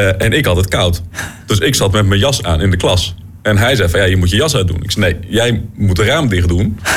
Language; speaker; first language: Dutch; native; Dutch